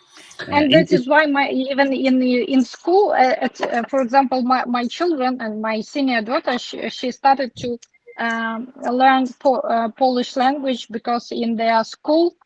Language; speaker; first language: English; non-native, learner; Ukrainian